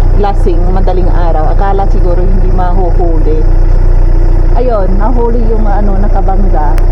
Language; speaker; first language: Filipino; native; Filipino